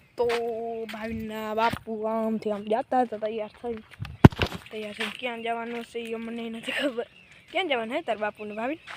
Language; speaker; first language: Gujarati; non-native, local second language; Kachhi